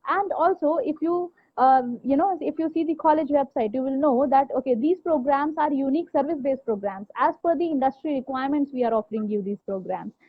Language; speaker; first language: English; non-native, local second language; Hindi